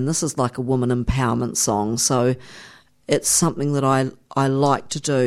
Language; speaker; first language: English; native; English